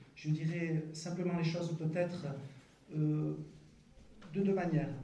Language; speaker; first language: French; native; French